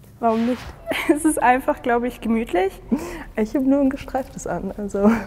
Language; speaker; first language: German; native; German